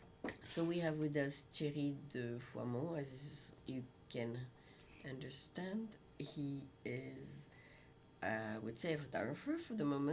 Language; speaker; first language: English; non-native, fluent; French